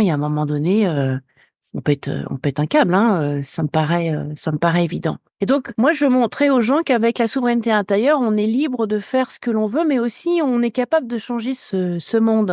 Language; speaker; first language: French; native; French